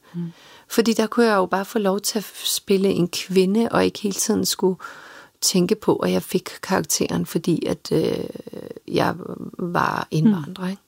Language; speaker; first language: Danish; early bilingual, other home language; Serbian